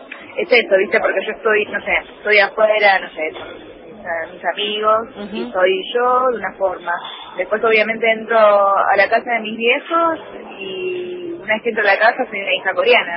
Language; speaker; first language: Spanish; early bilingual, other home language; Korean